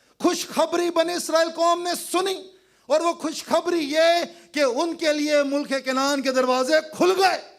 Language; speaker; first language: Urdu; non-native, local second language; Punjabi